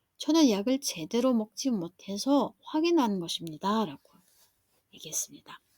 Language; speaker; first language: Korean; non-native, fluent; Mongolian